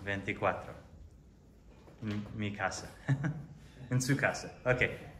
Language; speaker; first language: Spanish; non-native, learner; English